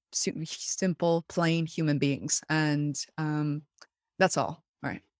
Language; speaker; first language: English; non-native, fluent; Chinese